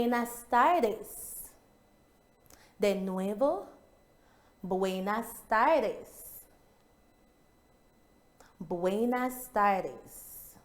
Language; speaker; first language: Spanish; non-native, fluent; English